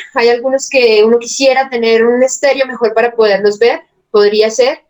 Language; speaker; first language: Spanish; native; Spanish